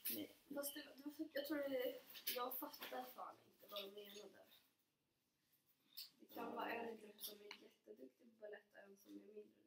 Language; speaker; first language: Swedish; native; Swedish